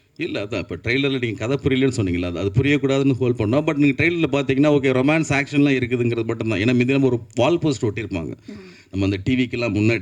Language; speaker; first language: Tamil; native; Tamil